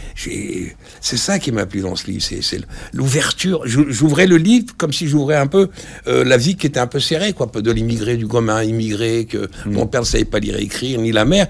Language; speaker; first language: French; early bilingual, other home language; Arabic